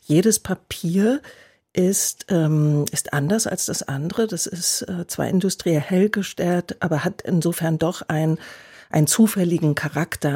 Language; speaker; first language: German; native; German